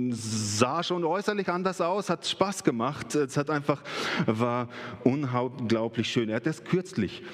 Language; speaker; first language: German; early bilingual, other home language; Russian